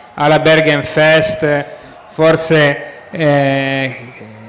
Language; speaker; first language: Italian; native; Italian